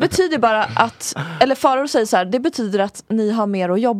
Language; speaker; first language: Swedish; native; Swedish